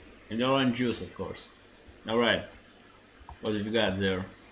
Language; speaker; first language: English; non-native, learner; Russian